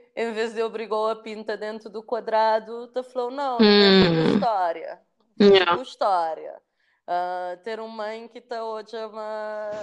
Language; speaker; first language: Portuguese; non-native, local second language; Kabuverdianu